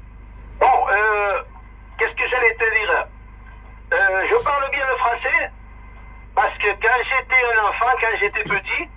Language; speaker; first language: French; early bilingual, other home language; Spanish